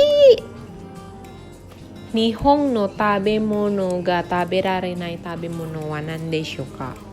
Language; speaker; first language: Japanese; non-native, fluent; Indonesian